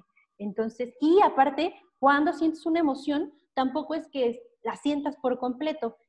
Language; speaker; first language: Spanish; native; Spanish